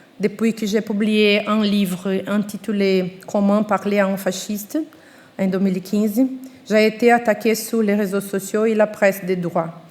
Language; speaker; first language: French; non-native, fluent; Portuguese